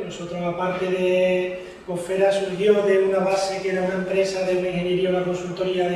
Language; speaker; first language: Spanish; native; Spanish